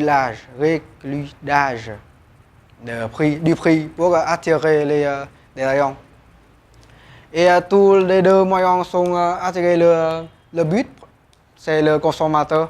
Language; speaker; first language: French; non-native, learner; Vietnamese